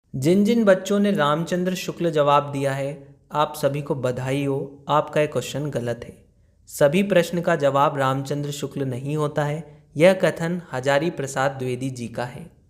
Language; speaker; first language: Hindi; native; Hindi